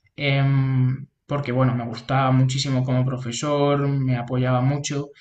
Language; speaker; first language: Spanish; native; Spanish